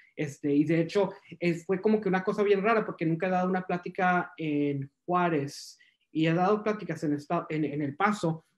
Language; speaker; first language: Spanish; native; Spanish